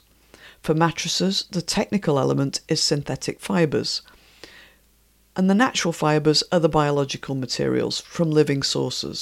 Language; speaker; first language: English; native; English